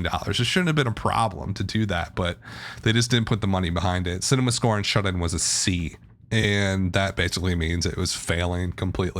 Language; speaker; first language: English; native; English